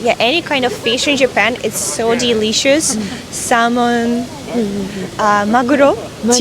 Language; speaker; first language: English; non-native, fluent; Russian